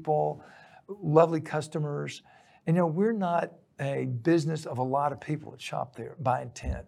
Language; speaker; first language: English; native; English